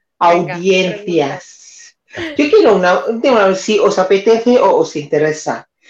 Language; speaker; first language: Spanish; non-native, fluent; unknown